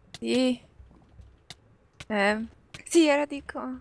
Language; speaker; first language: Italian; native; Italian